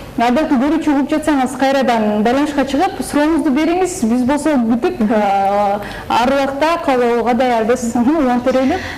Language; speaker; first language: Kyrgyz; native; Kyrgyz